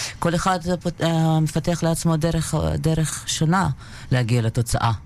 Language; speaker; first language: Hebrew; non-native, fluent; Russian